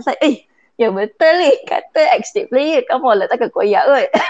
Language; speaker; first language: English; non-native, local second language; Malay